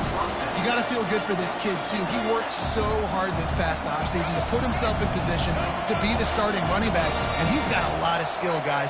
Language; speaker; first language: English; native; English